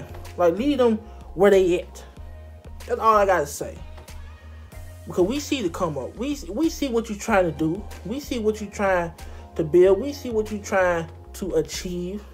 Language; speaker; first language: English; native; English